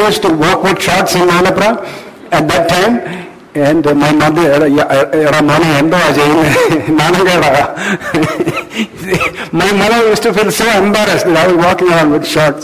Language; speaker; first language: English; non-native, local second language; Malayalam